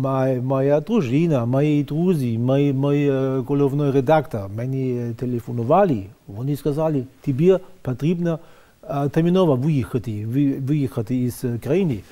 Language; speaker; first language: Ukrainian; non-native, fluent; German